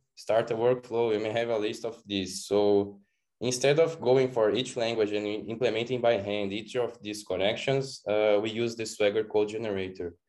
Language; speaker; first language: English; non-native, fluent; Portuguese